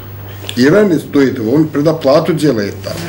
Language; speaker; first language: Russian; non-native, local second language; Georgian